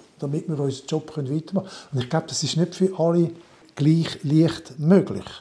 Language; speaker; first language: German; non-native, local second language; French